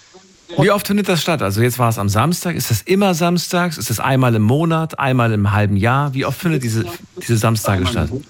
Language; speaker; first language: German; native; German